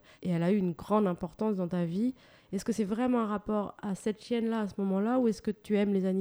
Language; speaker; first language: French; native; French